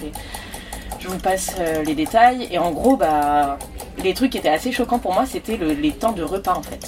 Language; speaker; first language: French; native; French